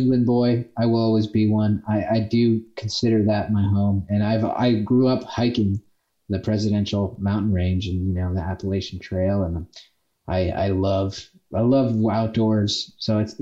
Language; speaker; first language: English; native; English